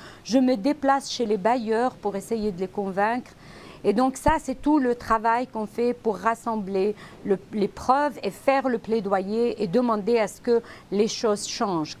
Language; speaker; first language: French; non-native, local second language; Arabic